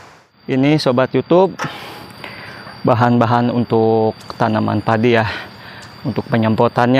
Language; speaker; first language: Indonesian; native; Indonesian